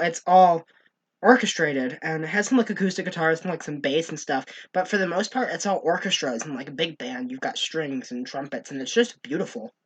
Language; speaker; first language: English; native; English